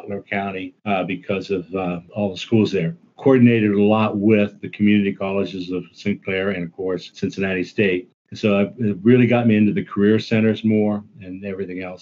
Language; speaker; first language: English; native; English